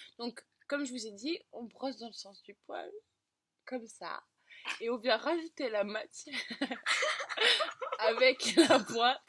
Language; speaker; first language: French; native; French